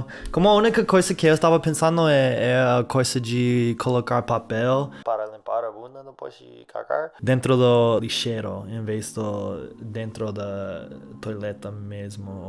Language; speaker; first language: Portuguese; non-native, fluent; English